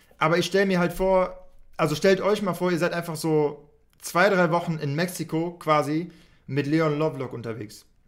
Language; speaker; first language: German; native; German